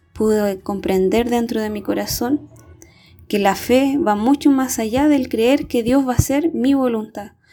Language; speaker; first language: Spanish; native; Spanish